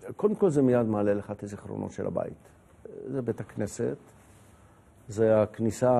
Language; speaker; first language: Hebrew; native; Hebrew